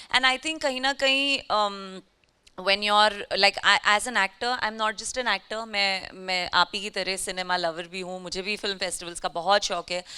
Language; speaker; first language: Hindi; native; Hindi